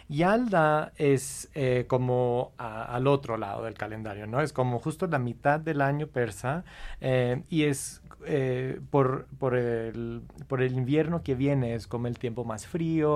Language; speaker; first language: Spanish; non-native, fluent; English